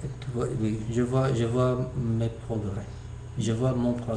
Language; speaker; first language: French; non-native, learner; English